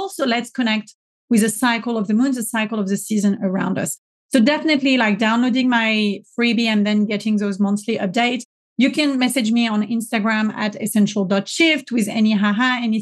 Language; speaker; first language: English; non-native, fluent; French